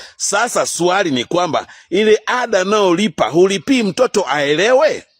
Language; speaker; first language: Swahili; native; Swahili